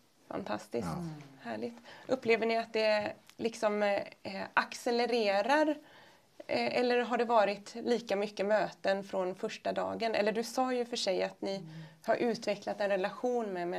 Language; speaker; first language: Swedish; native; Swedish